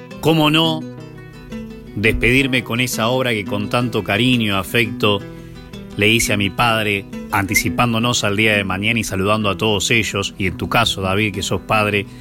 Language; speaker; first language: Spanish; native; Spanish